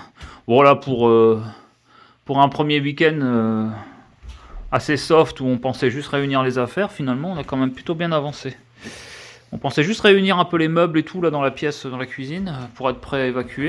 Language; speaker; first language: French; native; French